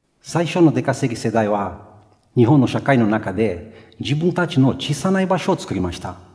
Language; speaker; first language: Japanese; non-native, fluent; Portuguese